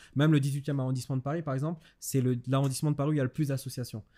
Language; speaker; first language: French; native; French